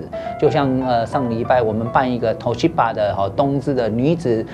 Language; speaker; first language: Chinese; native; Chinese